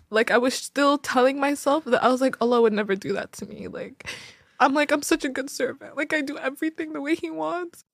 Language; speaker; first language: English; early bilingual, other home language; Tigrinya